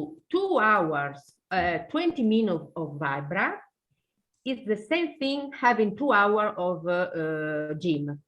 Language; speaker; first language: English; non-native, learner; Italian